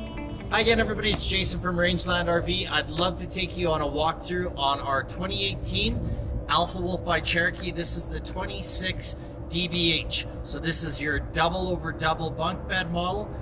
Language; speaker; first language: English; native; English